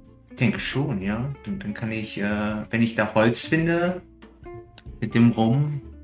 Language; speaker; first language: German; native; German